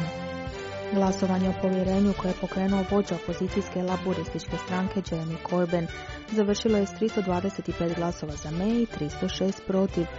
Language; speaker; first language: Croatian; native; Croatian